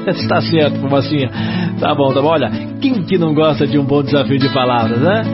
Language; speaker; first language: Portuguese; native; Portuguese